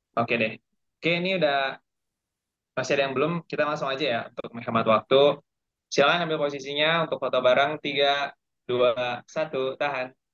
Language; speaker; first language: Indonesian; native; Indonesian